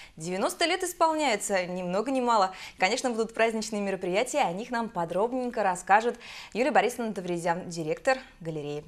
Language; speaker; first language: Russian; native; Russian